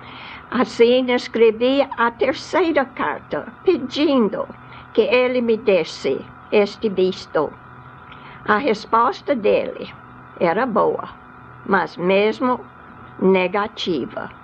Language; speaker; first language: Portuguese; non-native, fluent; English